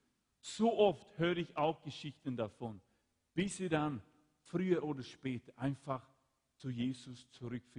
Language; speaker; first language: German; non-native, fluent; Swedish